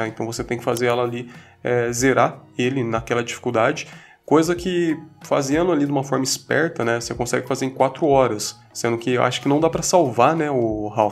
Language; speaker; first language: Portuguese; native; Portuguese